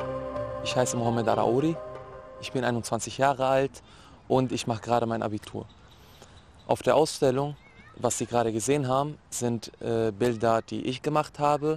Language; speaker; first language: German; non-native, fluent; Arabic